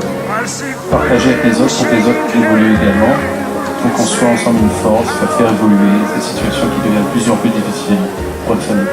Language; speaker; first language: French; native; French